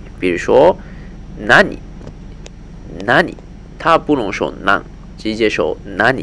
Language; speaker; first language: Chinese; non-native, fluent; Japanese